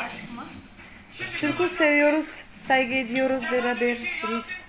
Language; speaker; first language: Turkish; non-native, learner; Russian